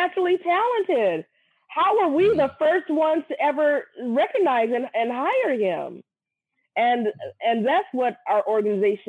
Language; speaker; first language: English; native; English